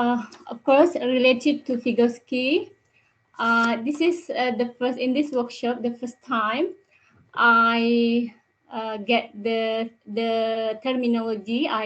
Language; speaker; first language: English; non-native, learner; Indonesian